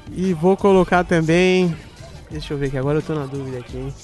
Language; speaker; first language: Portuguese; native; Portuguese